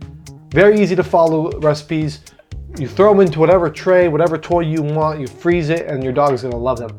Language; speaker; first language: English; native; English